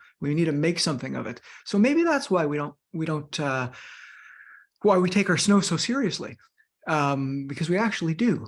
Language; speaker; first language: English; native; English